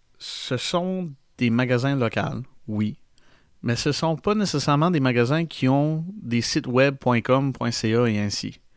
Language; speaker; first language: French; native; French